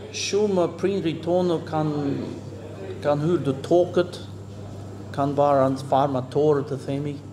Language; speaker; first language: Albanian; early bilingual, heritage; Albanian